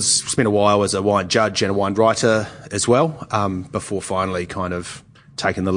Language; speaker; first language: English; native; English